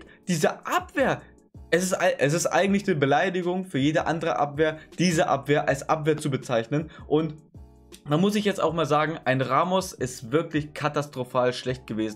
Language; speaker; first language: German; native; German